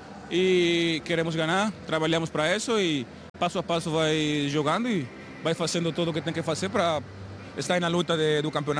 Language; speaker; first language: Portuguese; non-native, learner; Spanish